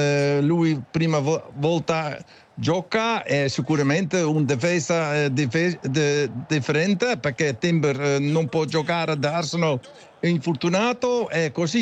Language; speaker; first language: Italian; non-native, learner; Dutch